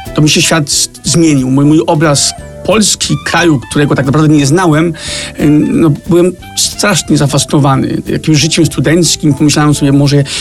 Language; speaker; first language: Polish; early bilingual, heritage; Danish